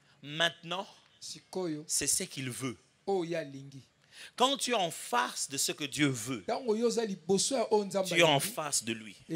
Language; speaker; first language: French; non-native, local second language; Lingala